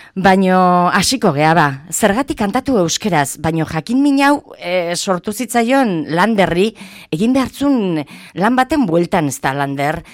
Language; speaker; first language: Basque; native; Basque